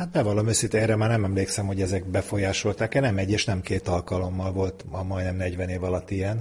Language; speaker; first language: Hungarian; native; Hungarian